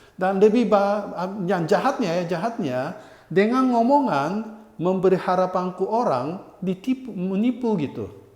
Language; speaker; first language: Indonesian; non-native, fluent; Japanese